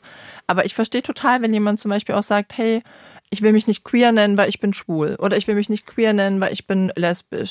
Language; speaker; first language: German; native; German